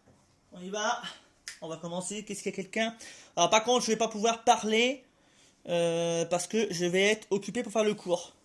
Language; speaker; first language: French; native; French